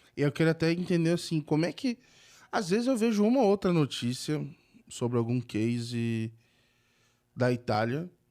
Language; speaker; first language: Portuguese; native; Portuguese